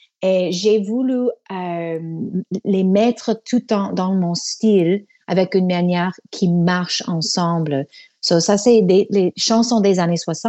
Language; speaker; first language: French; non-native, fluent; English